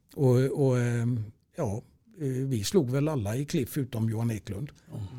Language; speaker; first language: Swedish; native; Swedish